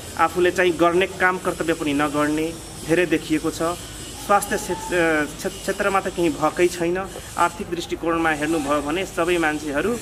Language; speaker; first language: Nepali; non-native, local second language; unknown